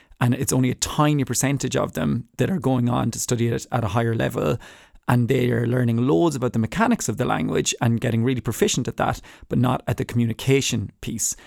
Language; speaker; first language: English; native; English